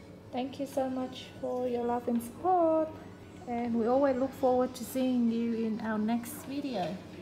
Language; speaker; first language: English; early bilingual, other home language; Vietnamese